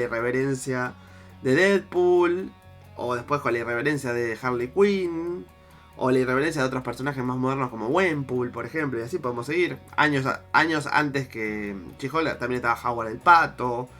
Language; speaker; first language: Spanish; native; Spanish